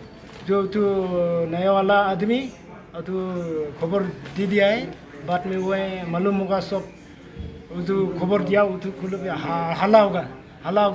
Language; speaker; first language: Hindi; non-native, local second language; Khasi